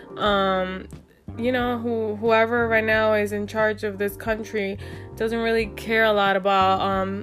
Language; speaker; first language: English; early bilingual, other home language; Spanish